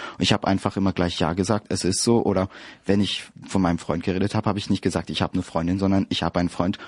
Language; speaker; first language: German; early bilingual, other home language; French